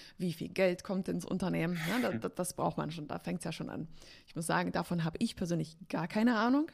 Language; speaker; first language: German; early bilingual, heritage; Polish